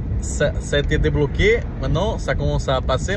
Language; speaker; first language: French; non-native, learner; Portuguese